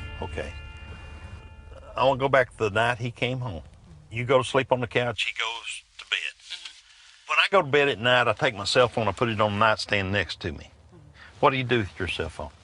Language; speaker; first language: English; native; English